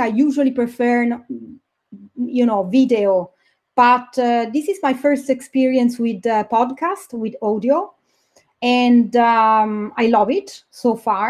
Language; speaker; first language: English; non-native, fluent; Italian